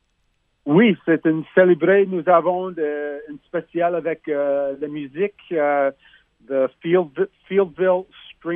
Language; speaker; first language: French; non-native, learner; English